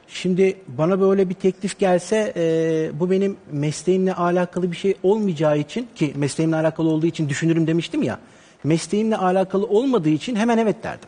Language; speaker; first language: Turkish; native; Turkish